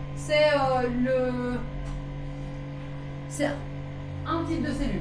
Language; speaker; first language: French; native; French